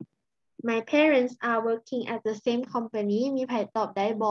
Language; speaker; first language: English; non-native, fluent; Lao